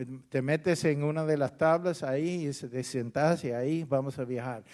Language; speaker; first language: Spanish; non-native, fluent; English